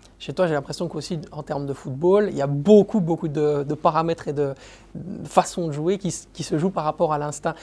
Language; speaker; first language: French; native; French